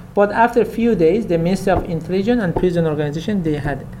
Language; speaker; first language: English; non-native, fluent; Persian